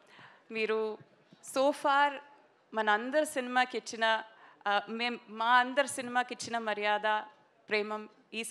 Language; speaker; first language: Telugu; non-native, learner; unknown